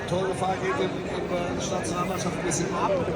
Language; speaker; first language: German; native; German